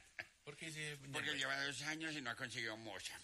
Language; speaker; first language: Spanish; native; Spanish